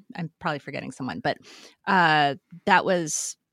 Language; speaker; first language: English; native; English